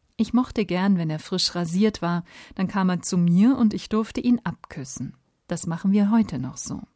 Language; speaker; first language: German; native; German